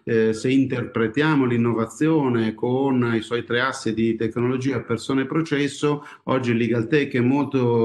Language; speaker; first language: Italian; native; Italian